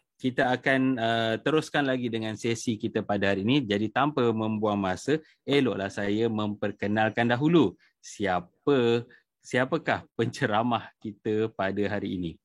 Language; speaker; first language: Malay; native; Malay